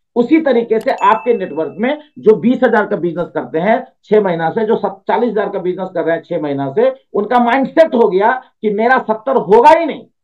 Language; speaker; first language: Hindi; native; Hindi